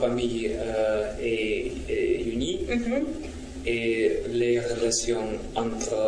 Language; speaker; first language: French; non-native, learner; Russian